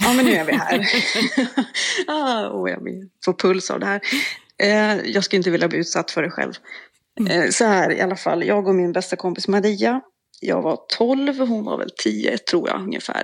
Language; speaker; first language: Swedish; native; Swedish